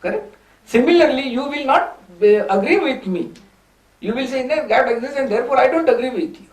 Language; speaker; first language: English; non-native, local second language; Hindi